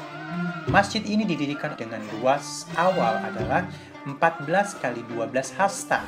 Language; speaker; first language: Indonesian; native; Indonesian